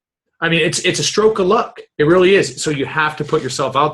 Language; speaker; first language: English; native; English